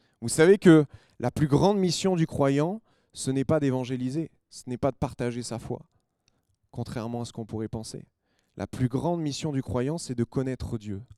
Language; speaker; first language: French; native; French